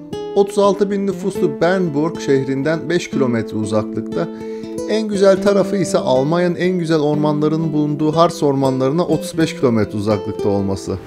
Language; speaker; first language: Turkish; native; Turkish